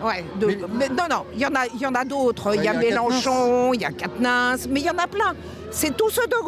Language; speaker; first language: French; native; French